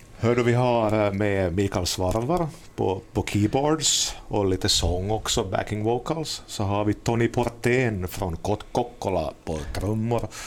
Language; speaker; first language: Swedish; native; Swedish